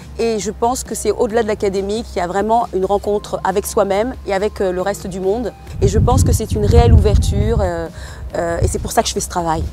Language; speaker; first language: French; native; French